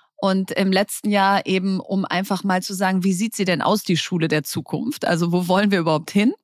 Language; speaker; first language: German; native; German